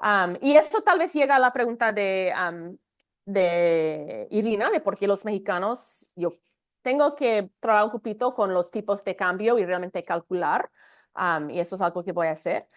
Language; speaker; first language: Spanish; non-native, fluent; English